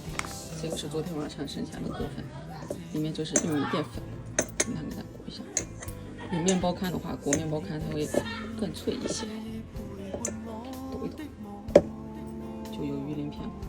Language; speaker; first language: Chinese; native; Chinese